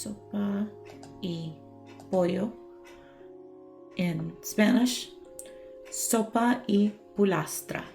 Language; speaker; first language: Spanish; non-native, learner; English